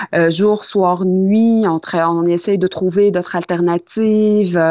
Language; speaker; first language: French; non-native, local second language; Arabic